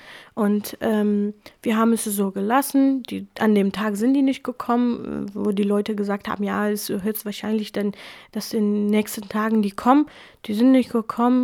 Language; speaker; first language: German; non-native, fluent; Kurdish